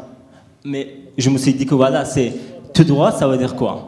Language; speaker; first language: French; non-native, learner; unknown